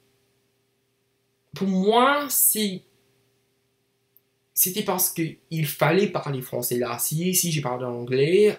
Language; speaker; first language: French; non-native, learner; English